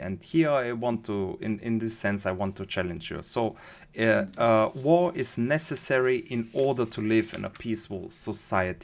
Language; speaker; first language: English; non-native, fluent; German